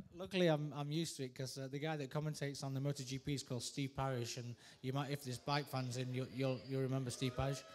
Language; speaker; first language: English; native; English